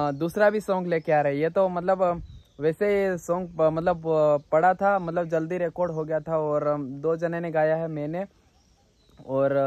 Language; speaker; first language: Hindi; non-native, local second language; Gujarati